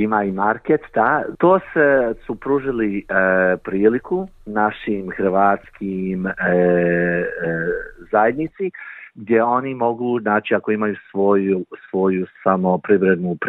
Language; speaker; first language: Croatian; early bilingual, heritage; Croatian